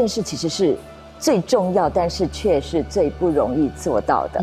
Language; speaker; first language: Chinese; native; Chinese